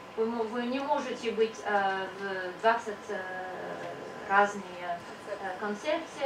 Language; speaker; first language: Russian; non-native, fluent; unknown